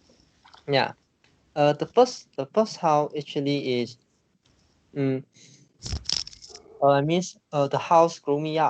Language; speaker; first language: English; non-native, learner; Chinese